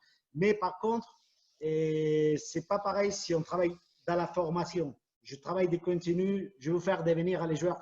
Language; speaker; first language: French; non-native, fluent; Spanish